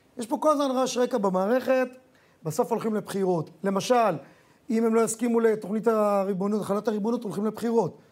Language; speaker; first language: Hebrew; native; Hebrew